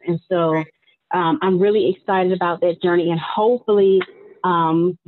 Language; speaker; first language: English; native; English